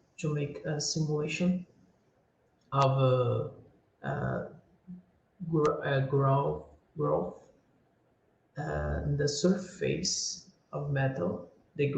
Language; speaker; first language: English; non-native, learner; Portuguese